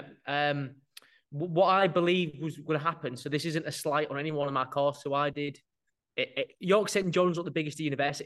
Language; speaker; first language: English; native; English